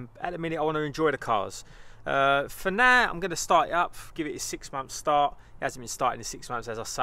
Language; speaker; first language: English; native; English